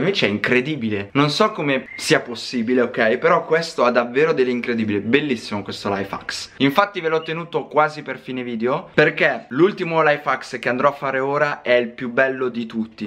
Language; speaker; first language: Italian; native; Italian